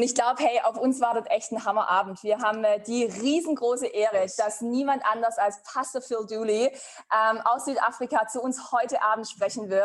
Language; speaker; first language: German; native; German